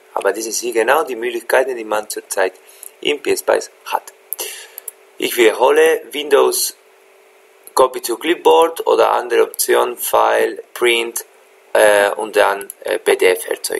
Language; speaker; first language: German; non-native, fluent; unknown